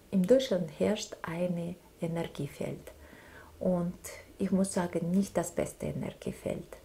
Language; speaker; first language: German; non-native, fluent; Russian